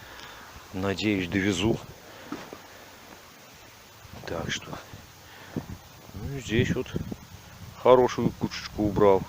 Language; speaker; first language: Russian; native; Russian